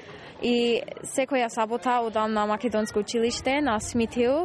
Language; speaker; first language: Macedonian; early bilingual, heritage; English